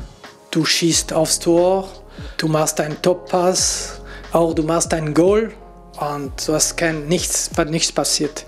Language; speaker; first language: German; non-native, fluent; French